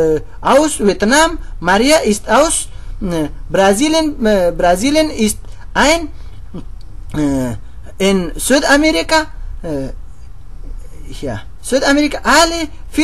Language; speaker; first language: German; non-native, fluent; Pashto